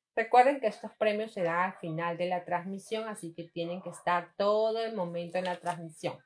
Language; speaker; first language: Spanish; native; Spanish